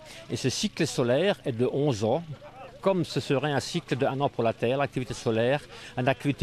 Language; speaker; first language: French; native; French